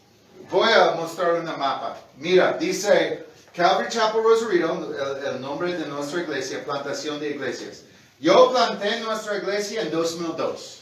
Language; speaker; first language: Spanish; non-native, fluent; English